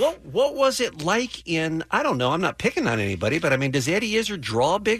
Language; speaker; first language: English; native; English